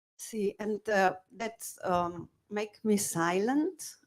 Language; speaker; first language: English; non-native, fluent; Slovenian